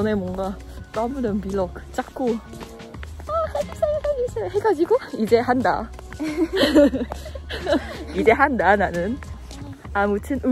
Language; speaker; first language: Korean; non-native, fluent; Indonesian